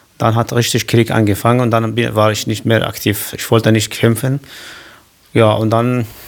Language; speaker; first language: German; non-native, learner; Kurdish